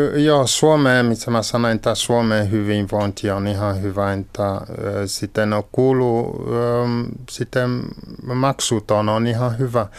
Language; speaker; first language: Finnish; non-native, learner; French